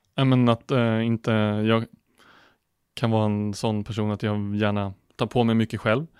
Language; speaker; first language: Swedish; native; Swedish